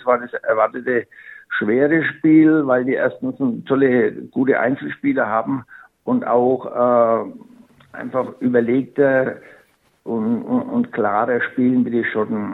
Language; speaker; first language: German; native; German